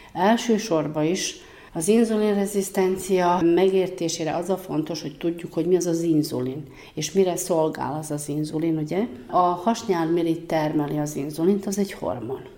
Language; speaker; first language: Hungarian; native; Hungarian